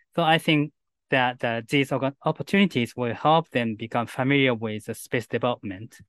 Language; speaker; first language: English; non-native, fluent; Japanese